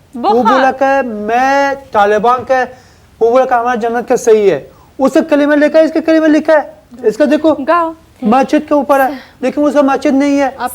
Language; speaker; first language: Hindi; non-native, learner; Persian